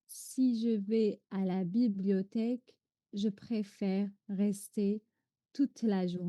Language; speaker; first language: French; non-native, fluent; Arabic